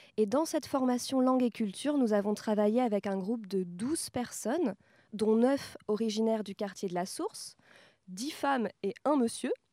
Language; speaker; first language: French; native; French